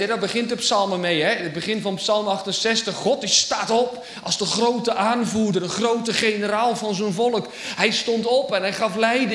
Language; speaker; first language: Dutch; native; Dutch